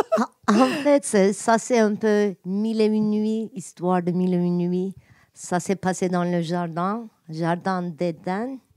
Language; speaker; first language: French; non-native, learner; Turkish